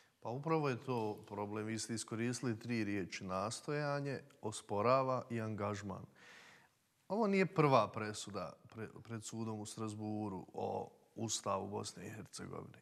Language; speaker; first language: Serbian; native; Serbian